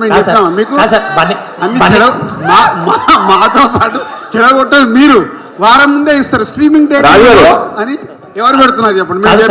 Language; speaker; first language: Telugu; native; Telugu